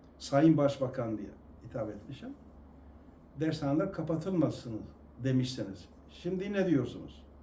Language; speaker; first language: Turkish; non-native, local second language; Kurdish